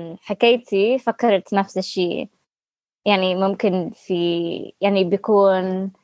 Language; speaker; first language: Arabic; non-native, learner; English